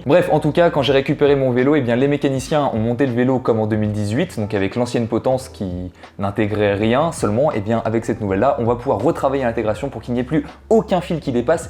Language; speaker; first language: French; native; French